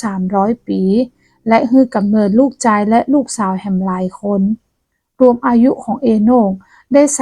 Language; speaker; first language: Thai; non-native, local second language; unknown